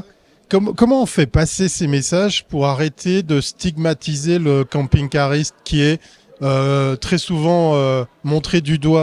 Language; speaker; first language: French; native; French